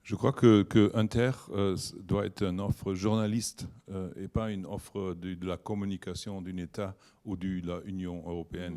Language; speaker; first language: French; non-native, learner; German